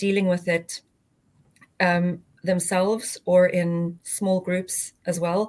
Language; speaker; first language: English; native; English